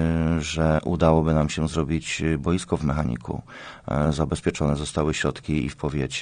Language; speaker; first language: Polish; native; Polish